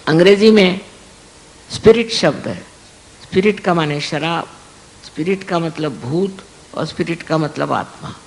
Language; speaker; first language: Hindi; non-native, local second language; Marathi